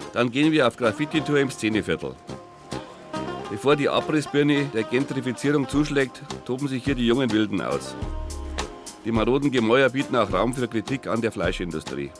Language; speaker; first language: German; native; German